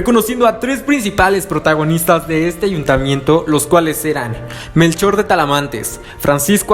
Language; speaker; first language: Spanish; native; Spanish